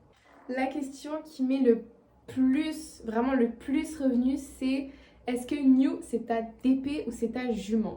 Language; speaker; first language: French; native; French